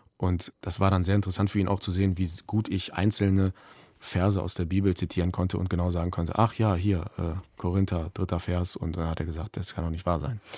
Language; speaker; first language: German; native; German